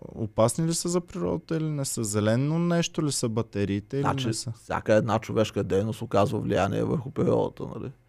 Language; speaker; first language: Bulgarian; native; Bulgarian